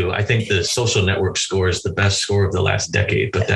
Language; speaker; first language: English; native; English